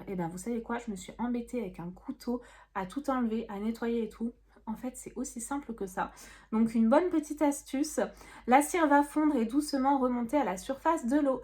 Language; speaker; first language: French; native; French